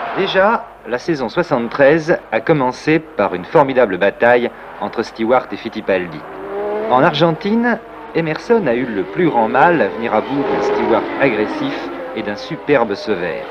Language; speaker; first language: French; native; French